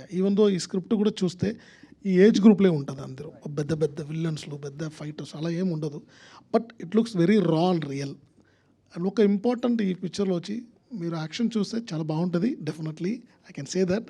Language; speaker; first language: Telugu; non-native, learner; Tamil